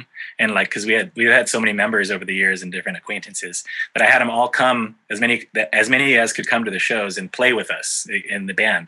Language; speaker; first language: English; native; English